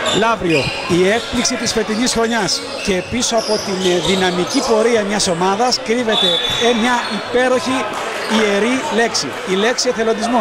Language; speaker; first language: Greek; native; Greek